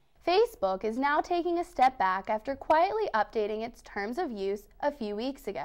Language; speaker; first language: English; native; English